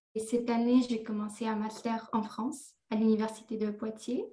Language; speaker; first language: French; non-native, fluent; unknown